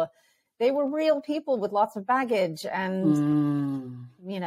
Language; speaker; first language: English; early bilingual, other home language; Ukrainian